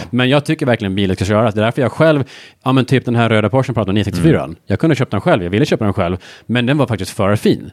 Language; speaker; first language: Swedish; early bilingual, heritage; Swedish